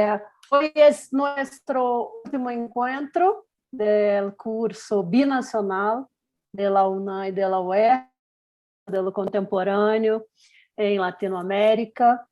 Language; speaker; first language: Spanish; non-native, learner; Portuguese